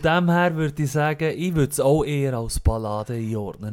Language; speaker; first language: German; native; German